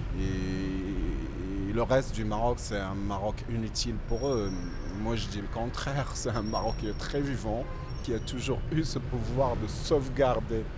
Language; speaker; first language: French; non-native, local second language; Berber languages